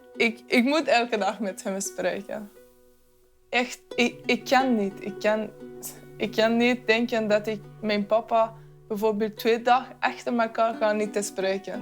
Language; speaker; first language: Dutch; non-native, learner; Persian